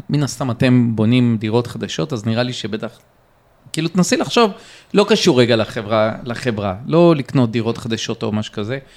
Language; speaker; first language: Hebrew; native; Hebrew